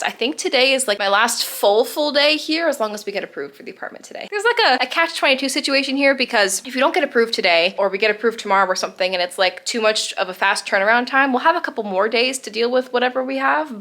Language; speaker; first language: English; native; English